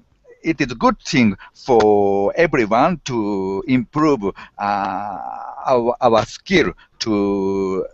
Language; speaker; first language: English; non-native, learner; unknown